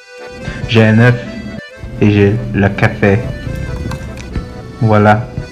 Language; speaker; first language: French; non-native, learner; English